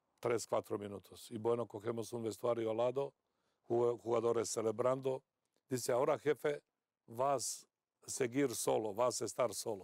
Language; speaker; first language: Spanish; non-native, fluent; Serbian